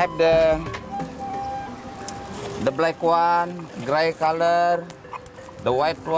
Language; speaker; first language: English; non-native, learner; Indonesian